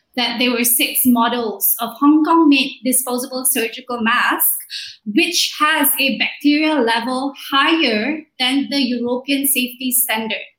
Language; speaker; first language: English; non-native, local second language; Malay